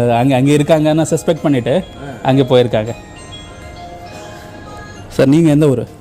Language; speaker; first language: Tamil; non-native, learner; Kannada